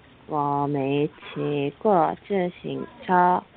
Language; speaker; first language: Chinese; non-native, learner; Korean